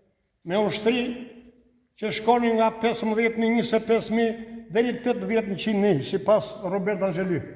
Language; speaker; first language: Albanian; native; Albanian